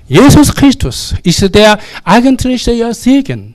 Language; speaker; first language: German; non-native, learner; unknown